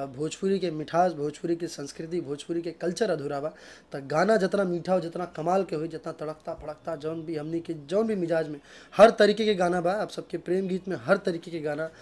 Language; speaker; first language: Hindi; native; Hindi